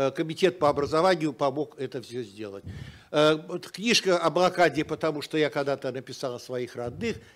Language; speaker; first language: Russian; native; Russian